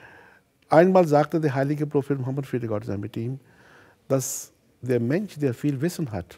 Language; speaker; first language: German; non-native, fluent; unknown